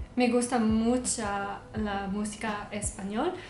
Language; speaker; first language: Spanish; non-native, learner; English